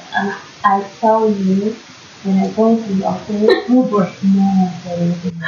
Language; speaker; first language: English; non-native, local second language; Yoruba